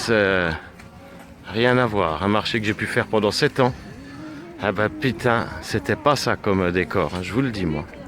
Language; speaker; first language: French; native; French